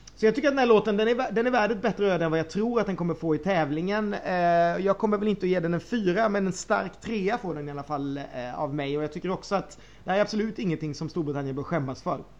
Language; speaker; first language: Swedish; native; Swedish